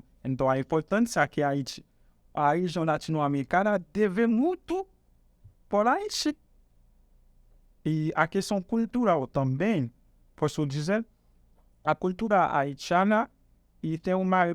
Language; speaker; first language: Portuguese; non-native, fluent; Haitian Creole